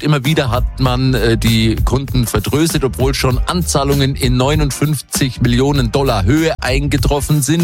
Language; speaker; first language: German; native; German